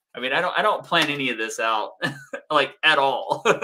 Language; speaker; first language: English; native; English